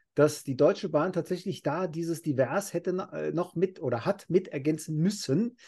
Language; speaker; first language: German; non-native, fluent; Spanish